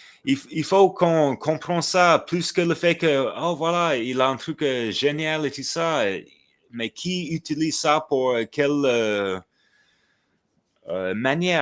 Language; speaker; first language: French; non-native, fluent; English